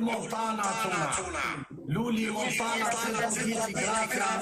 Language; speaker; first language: Italian; non-native, learner; Albanian